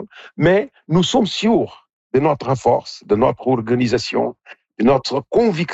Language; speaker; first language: French; non-native, fluent; Portuguese